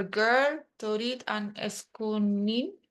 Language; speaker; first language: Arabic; non-native, learner; English